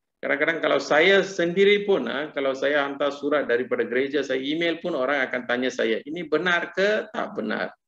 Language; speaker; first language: Malay; non-native, local second language; Tamil